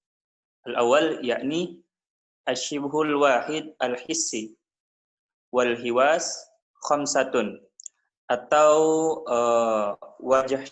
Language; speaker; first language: Arabic; non-native, learner; Indonesian